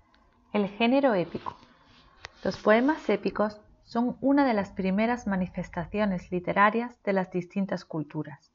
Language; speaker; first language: Spanish; native; Spanish